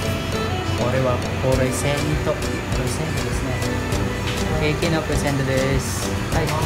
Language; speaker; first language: Japanese; non-native, learner; Filipino